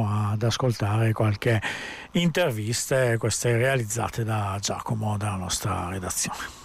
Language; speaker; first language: Italian; native; Italian